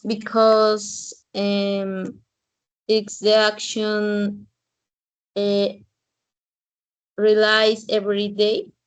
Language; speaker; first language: English; non-native, learner; Spanish